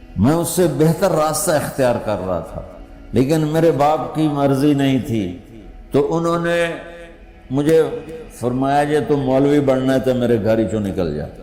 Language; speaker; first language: Urdu; non-native, local second language; Punjabi